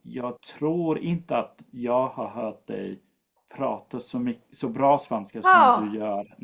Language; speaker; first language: Swedish; non-native, fluent; English